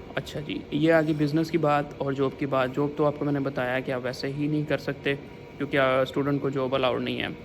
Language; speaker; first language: Urdu; non-native, local second language; Punjabi